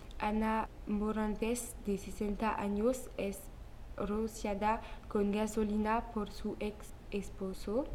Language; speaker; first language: Spanish; non-native, learner; French